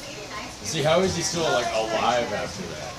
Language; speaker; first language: English; native; English